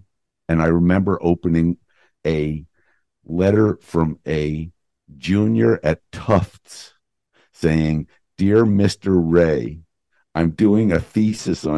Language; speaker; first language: English; native; English